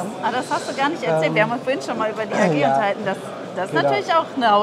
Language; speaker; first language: German; native; German